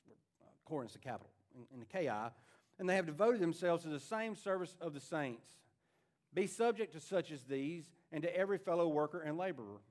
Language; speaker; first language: English; native; English